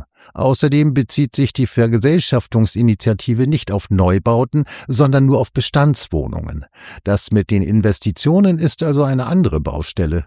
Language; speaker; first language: German; native; German